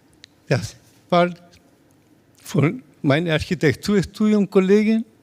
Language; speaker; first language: German; non-native, learner; Spanish